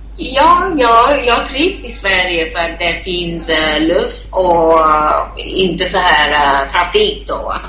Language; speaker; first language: Swedish; non-native, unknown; Thai